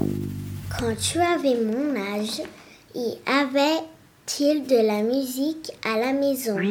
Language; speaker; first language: French; early bilingual, other home language; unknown